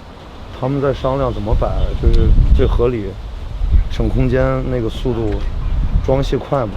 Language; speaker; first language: Chinese; native; Chinese